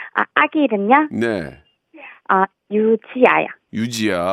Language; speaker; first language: Korean; native; Korean